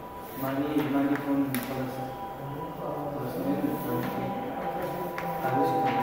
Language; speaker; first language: Korean; non-native, learner; Nepali